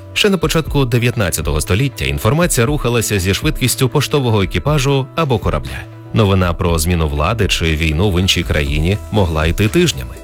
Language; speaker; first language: Ukrainian; native; Ukrainian